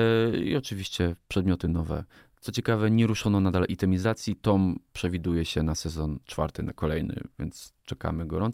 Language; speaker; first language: Polish; native; Polish